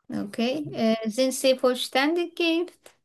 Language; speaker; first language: German; non-native, learner; Turkish